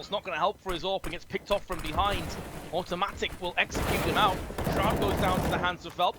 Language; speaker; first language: English; native; English